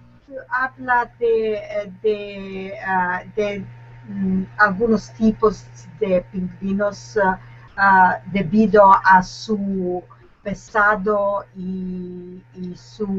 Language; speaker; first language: Spanish; non-native, learner; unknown